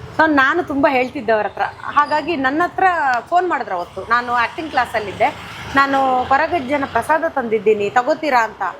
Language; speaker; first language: Kannada; native; Kannada